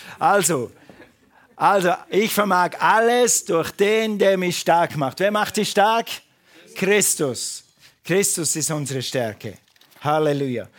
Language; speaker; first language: German; non-native, fluent; English